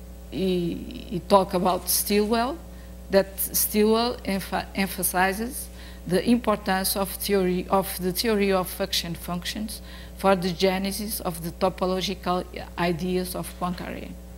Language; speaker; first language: English; non-native, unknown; Portuguese